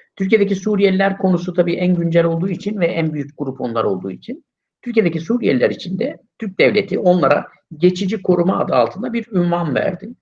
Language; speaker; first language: Turkish; native; Turkish